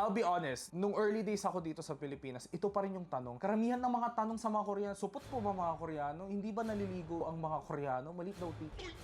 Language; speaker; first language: Filipino; early bilingual, other home language; Korean